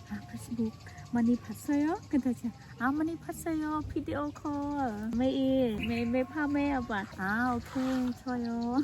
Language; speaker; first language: Korean; non-native, learner; Khmer